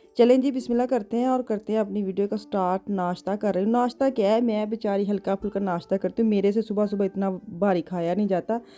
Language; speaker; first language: Urdu; non-native, local second language; Punjabi